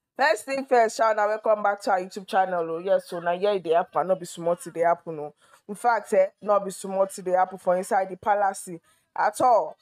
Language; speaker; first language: Nigerian Pidgin; native; Nigerian Pidgin